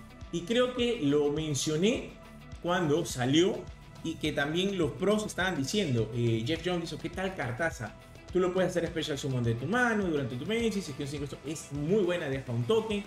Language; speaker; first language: Spanish; native; Spanish